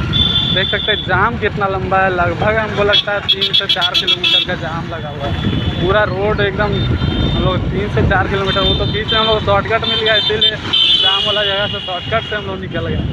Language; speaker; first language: Hindi; native; Hindi